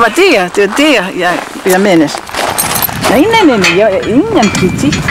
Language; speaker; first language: Danish; non-native, fluent; Icelandic